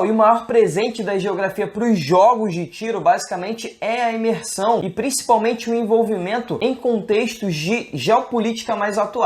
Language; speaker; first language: Portuguese; native; Portuguese